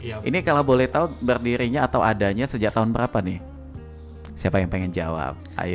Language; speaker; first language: Indonesian; native; Indonesian